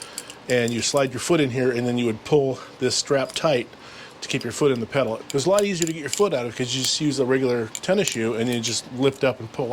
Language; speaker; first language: English; native; English